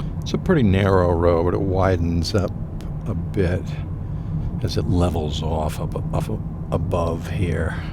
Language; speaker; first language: English; native; English